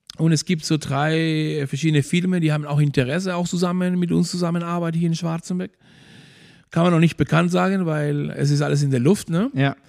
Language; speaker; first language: German; non-native, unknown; Spanish